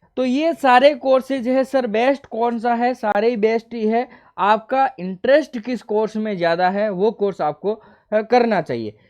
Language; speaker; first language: Hindi; native; Hindi